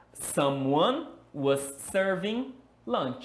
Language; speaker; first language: English; non-native, fluent; Portuguese